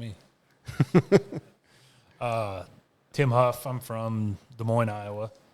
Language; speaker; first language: English; native; English